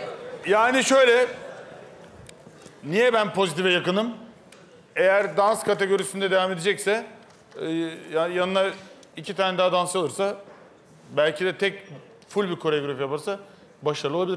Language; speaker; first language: Turkish; native; Turkish